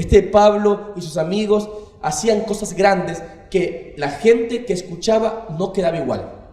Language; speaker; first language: Spanish; native; Spanish